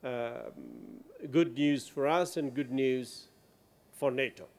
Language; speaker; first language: English; non-native, fluent; Persian